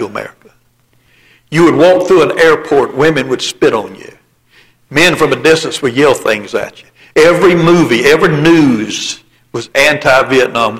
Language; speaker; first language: English; native; English